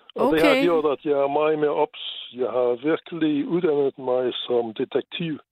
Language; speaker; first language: Danish; non-native, fluent; Luxembourgish